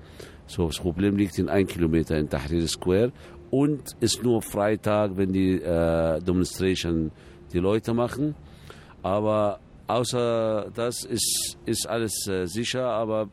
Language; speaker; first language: German; non-native, fluent; Arabic